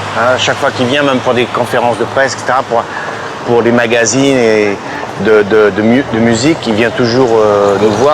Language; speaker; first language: French; native; French